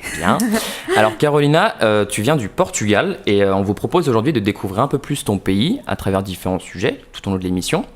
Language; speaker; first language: French; native; French